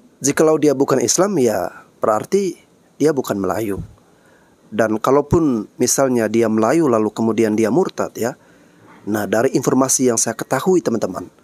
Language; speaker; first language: Indonesian; native; Indonesian